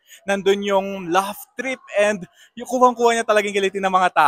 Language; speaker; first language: Filipino; native; Filipino